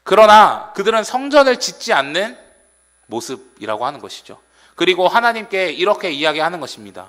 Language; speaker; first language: Korean; native; Korean